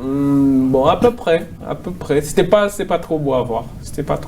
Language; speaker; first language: French; non-native, local second language; Swahili